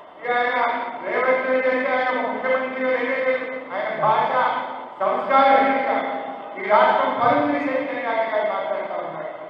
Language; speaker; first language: Telugu; native; Telugu